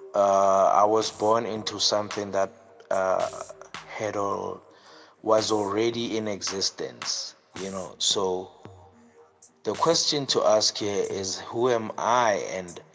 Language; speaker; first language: English; non-native, local second language; Southern Sotho